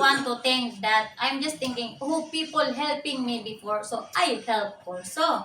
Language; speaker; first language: English; non-native, local second language; Cebuano